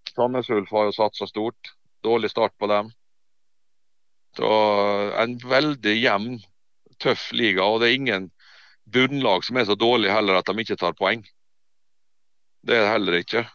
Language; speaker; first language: Norwegian; native; Norwegian